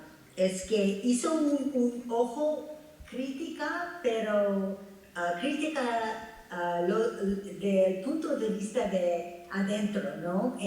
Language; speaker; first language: Spanish; non-native, fluent; English